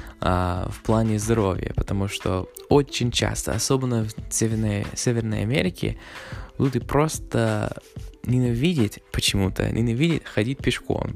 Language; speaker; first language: Russian; non-native, fluent; English